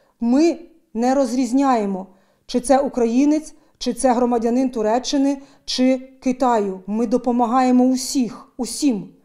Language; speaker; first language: Ukrainian; native; Ukrainian